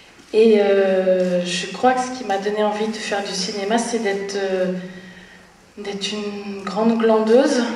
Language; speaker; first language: French; native; French